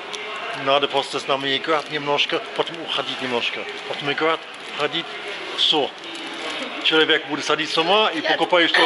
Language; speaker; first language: Russian; non-native, learner; English